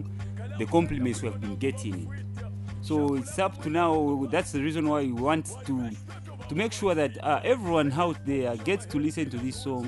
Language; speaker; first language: English; non-native, local second language; Bemba